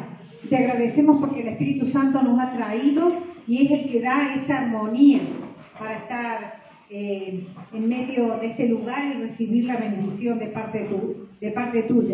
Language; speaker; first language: Spanish; native; Spanish